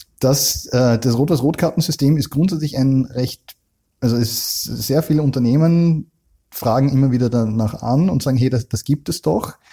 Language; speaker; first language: German; native; German